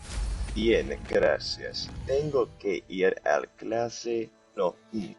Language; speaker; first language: Spanish; non-native, learner; English